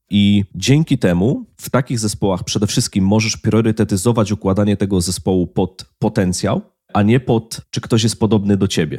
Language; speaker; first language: Polish; native; Polish